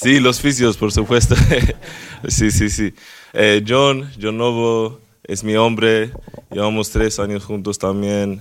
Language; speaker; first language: Spanish; non-native, fluent; Swedish